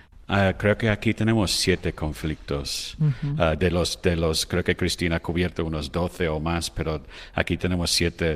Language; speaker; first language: Spanish; non-native, fluent; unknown